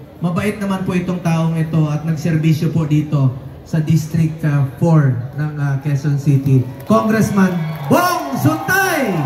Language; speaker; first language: Filipino; non-native, local second language; Cebuano